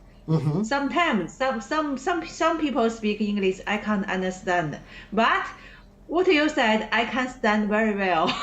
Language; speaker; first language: English; non-native, learner; Chinese